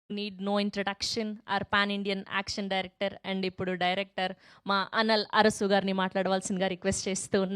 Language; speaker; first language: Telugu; native; Telugu